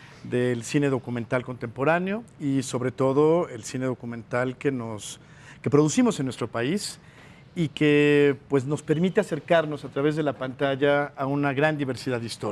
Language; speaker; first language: Spanish; native; Spanish